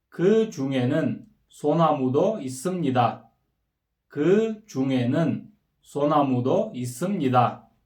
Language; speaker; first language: Korean; non-native, fluent; Kyrgyz